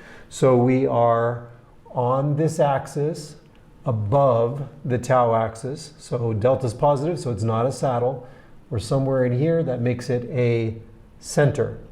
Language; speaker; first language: English; native; English